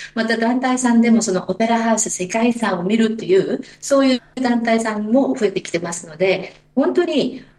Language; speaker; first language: Japanese; native; Japanese